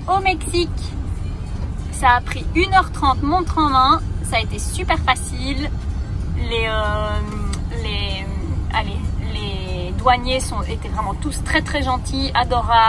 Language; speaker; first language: French; native; French